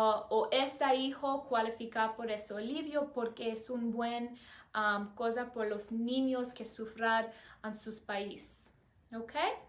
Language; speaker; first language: Spanish; non-native, learner; English